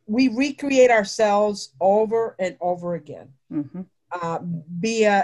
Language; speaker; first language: English; native; English